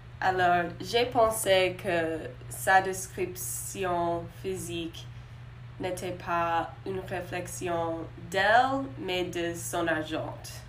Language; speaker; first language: French; non-native, learner; English